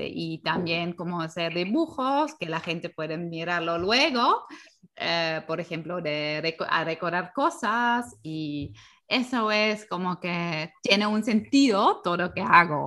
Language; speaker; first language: Spanish; non-native, fluent; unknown